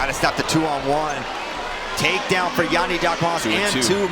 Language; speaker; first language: English; native; English